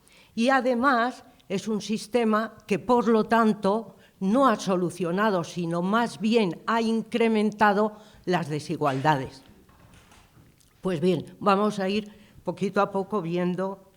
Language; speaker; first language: Spanish; native; Spanish